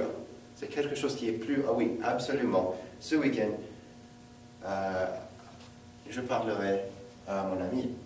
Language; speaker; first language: French; non-native, fluent; English